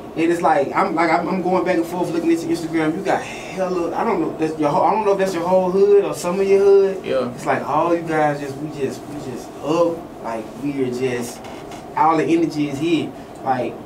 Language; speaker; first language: English; native; English